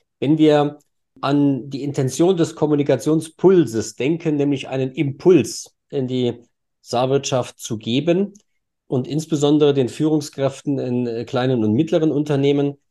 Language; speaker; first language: German; native; German